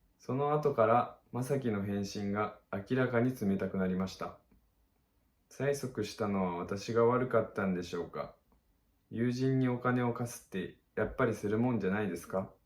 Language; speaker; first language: Japanese; native; Japanese